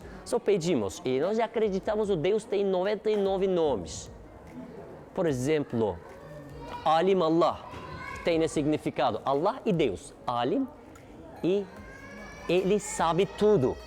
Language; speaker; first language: Portuguese; non-native, learner; Turkish